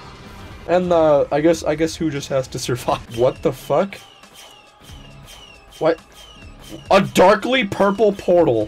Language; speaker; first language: English; native; English